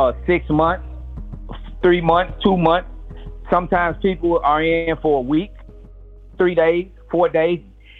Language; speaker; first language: English; native; English